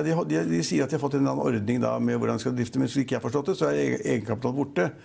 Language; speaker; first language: Norwegian; native; Norwegian